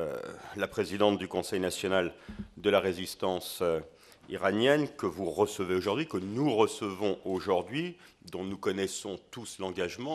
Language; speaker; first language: French; native; French